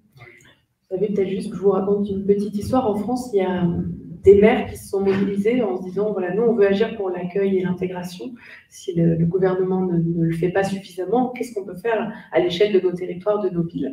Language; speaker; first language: French; native; French